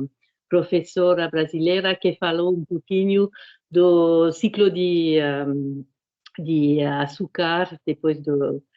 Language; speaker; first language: Portuguese; non-native, fluent; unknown